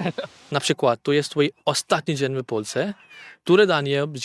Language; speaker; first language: Polish; non-native, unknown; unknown